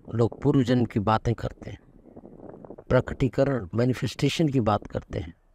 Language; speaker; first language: Hindi; non-native, local second language; Kannada